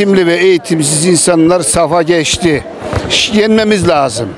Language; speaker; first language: Turkish; native; Turkish